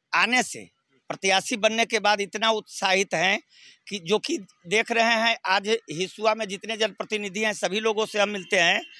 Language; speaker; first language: Hindi; native; Hindi